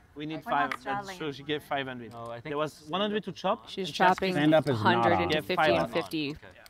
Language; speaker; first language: English; non-native, fluent; French